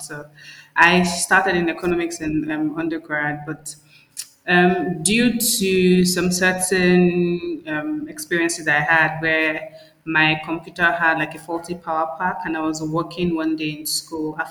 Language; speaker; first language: English; non-native, local second language; Igbo